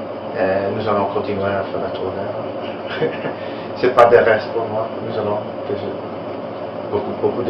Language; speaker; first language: French; non-native, learner; Italian